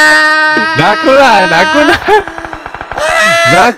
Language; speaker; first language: Japanese; non-native, learner; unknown